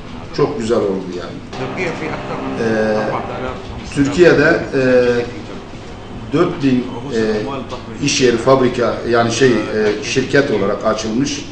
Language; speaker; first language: Turkish; non-native, fluent; Arabic